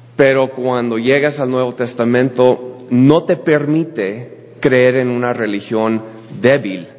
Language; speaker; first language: Spanish; non-native, fluent; English